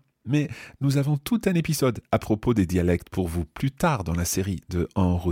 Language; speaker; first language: French; non-native, fluent; English